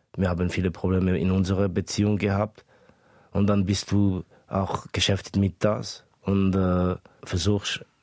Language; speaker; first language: German; early bilingual, other home language; Estonian